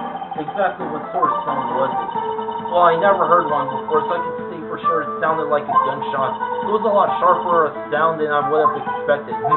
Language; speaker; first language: English; native; English